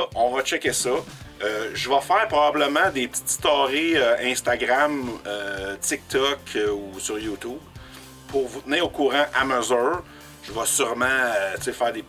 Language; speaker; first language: French; native; French